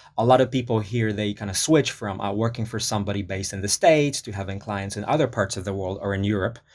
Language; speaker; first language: English; non-native, fluent; Polish